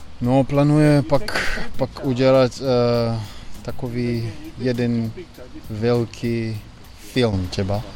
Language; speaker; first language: Czech; non-native, learner; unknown